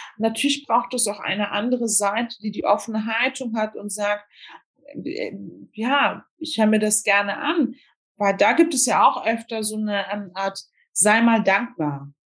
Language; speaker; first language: German; early bilingual, other home language; Turkish